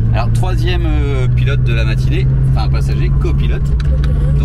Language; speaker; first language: French; native; French